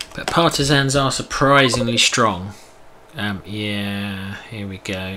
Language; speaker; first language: English; native; English